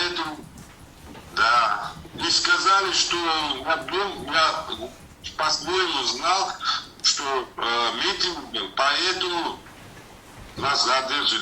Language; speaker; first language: Russian; non-native, learner; Uzbek